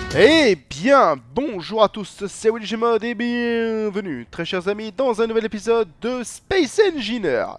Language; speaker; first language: French; native; French